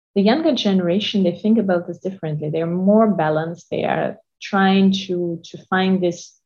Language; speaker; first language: English; non-native, fluent; Russian